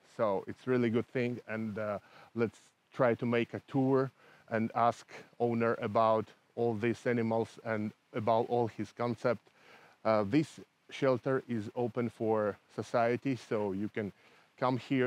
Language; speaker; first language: English; non-native, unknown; Russian